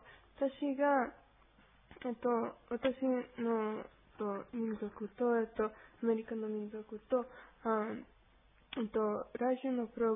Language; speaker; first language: Japanese; non-native, learner; Spanish